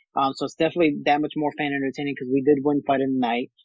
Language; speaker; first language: English; native; English